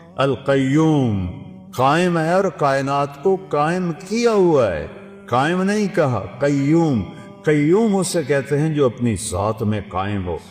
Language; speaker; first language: Urdu; non-native, local second language; Saraiki